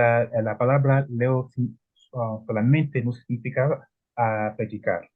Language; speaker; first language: Spanish; non-native, learner; Italian